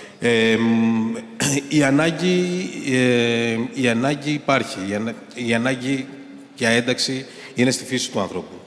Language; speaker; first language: Greek; early bilingual, other home language; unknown